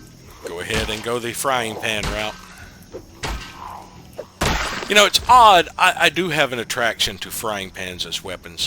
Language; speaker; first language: English; native; English